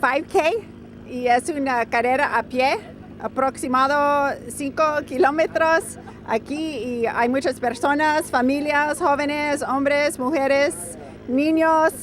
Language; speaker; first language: Spanish; non-native, learner; English